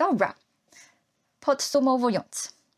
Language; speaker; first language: Polish; non-native, learner; Chinese